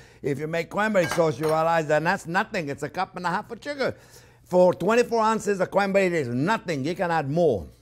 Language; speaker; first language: English; non-native, fluent; French